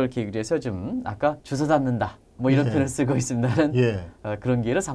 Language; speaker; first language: Korean; native; Korean